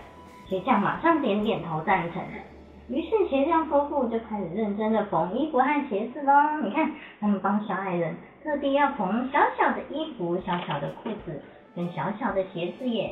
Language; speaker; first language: Chinese; native; Chinese